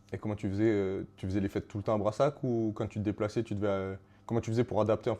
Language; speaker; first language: French; native; French